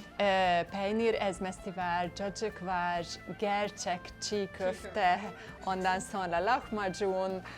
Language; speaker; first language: Turkish; non-native, fluent; Hungarian